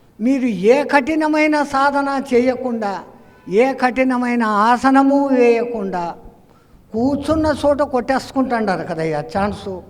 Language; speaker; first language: Telugu; non-native, fluent; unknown